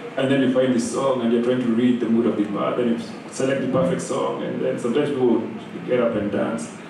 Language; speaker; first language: English; non-native, local second language; Kikuyu